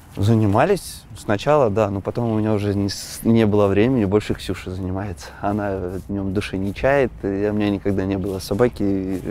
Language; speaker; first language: Russian; native; Russian